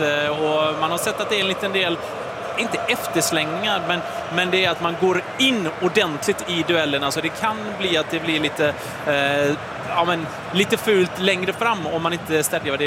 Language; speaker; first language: Swedish; native; Swedish